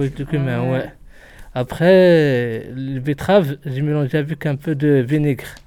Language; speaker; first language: French; non-native, learner; Arabic